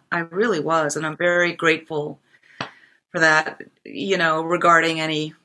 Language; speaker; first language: English; non-native, fluent; Japanese